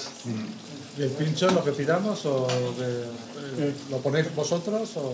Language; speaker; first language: Spanish; native; Spanish